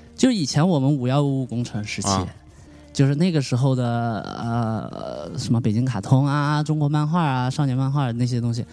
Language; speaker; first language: Chinese; native; Chinese